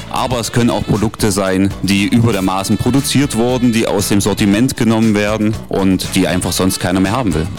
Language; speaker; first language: German; native; German